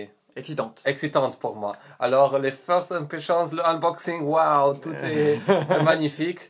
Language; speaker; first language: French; non-native, learner; Polish